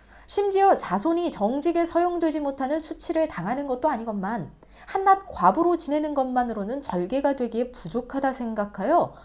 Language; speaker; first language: Korean; native; Korean